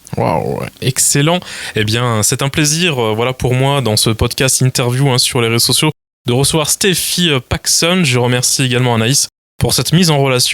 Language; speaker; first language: French; native; French